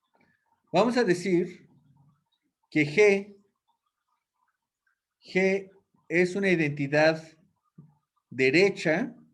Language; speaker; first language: Spanish; native; Spanish